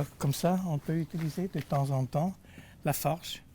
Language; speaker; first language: French; non-native, fluent; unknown